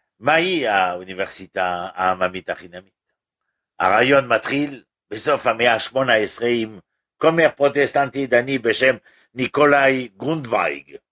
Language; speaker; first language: Hebrew; non-native, fluent; French